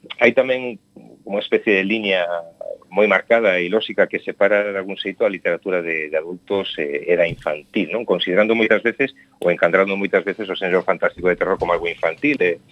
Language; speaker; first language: Galician; native; Galician